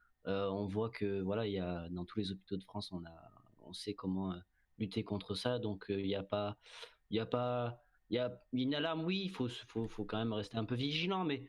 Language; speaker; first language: French; native; French